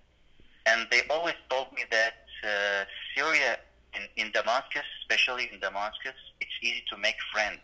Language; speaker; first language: English; non-native, learner; Arabic